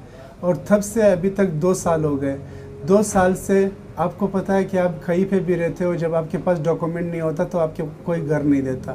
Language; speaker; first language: Hindi; non-native, fluent; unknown